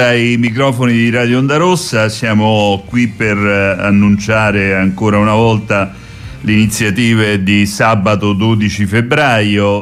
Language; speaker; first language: Italian; native; Italian